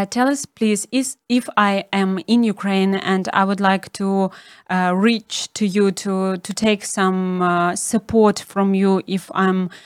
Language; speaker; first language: English; non-native, fluent; Ukrainian